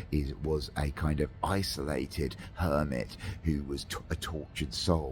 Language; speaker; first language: English; native; English